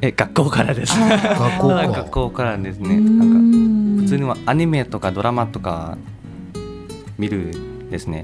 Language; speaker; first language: Japanese; non-native, learner; Thai